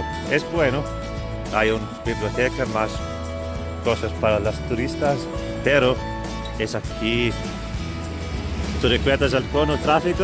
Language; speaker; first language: Spanish; non-native, learner; English